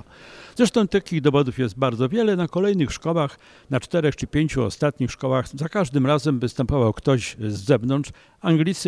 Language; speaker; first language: Polish; native; Polish